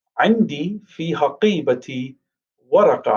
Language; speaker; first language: Arabic; non-native, fluent; English